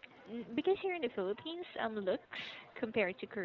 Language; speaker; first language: English; non-native, local second language; Filipino